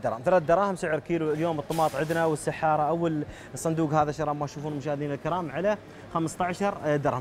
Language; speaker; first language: Arabic; native; Arabic